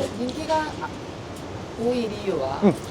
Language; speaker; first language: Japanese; non-native, fluent; Korean